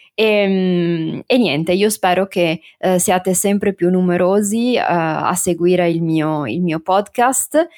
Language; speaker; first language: Italian; native; Italian